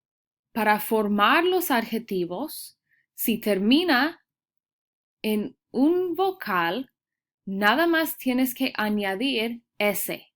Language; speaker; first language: Spanish; early bilingual, heritage; Spanish